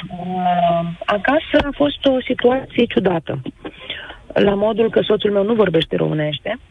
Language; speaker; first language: Romanian; native; Romanian